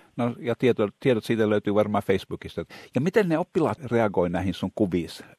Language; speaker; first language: Finnish; native; Finnish